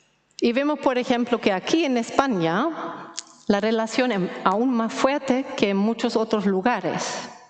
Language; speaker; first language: Spanish; non-native, fluent; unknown